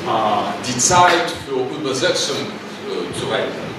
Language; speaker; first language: German; non-native, learner; Russian